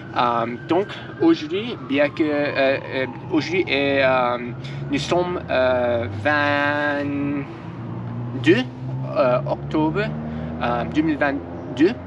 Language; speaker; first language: French; non-native, learner; English